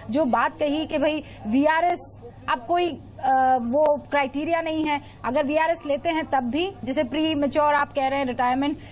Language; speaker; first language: Hindi; native; Hindi